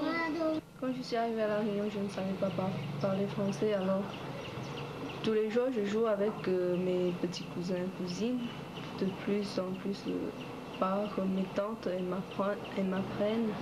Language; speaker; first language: French; early bilingual, other home language; Chinese